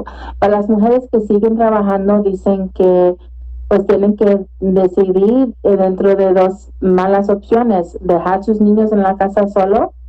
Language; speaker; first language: Spanish; early bilingual, heritage; Spanish